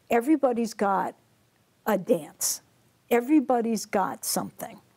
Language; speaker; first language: English; native; English